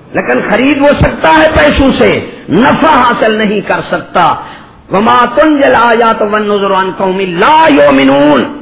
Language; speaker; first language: Urdu; non-native, local second language; Punjabi